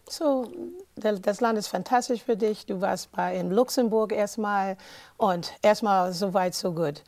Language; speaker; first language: German; non-native, fluent; English